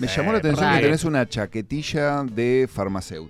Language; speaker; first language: Spanish; native; Spanish